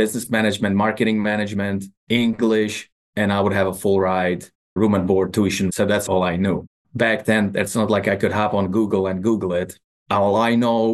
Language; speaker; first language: English; non-native, fluent; Czech